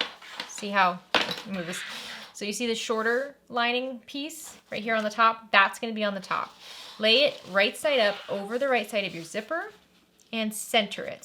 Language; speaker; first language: English; native; English